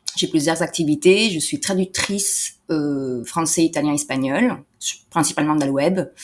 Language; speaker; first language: French; non-native, fluent; Italian